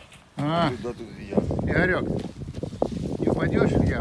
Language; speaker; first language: Russian; native; Russian